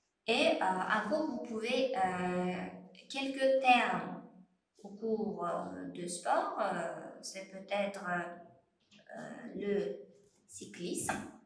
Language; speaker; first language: French; non-native, fluent; Uzbek